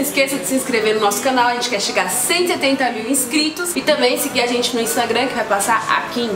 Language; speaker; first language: Portuguese; native; Portuguese